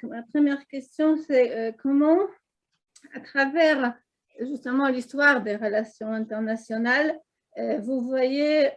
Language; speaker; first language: French; non-native, fluent; Polish